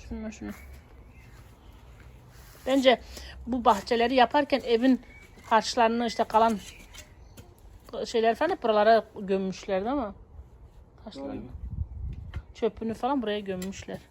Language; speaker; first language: Turkish; native; Turkish